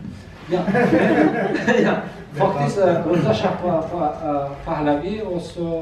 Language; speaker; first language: Norwegian; non-native, learner; Azerbaijani